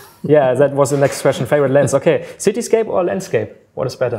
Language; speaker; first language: English; non-native, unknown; German